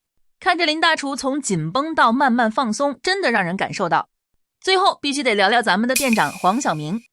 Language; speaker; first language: Chinese; native; Chinese